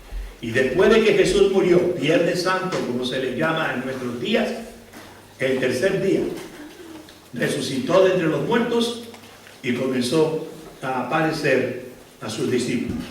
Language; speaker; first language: Spanish; native; Spanish